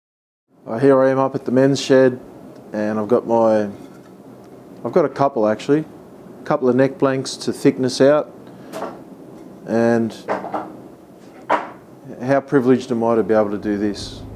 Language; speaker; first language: English; native; English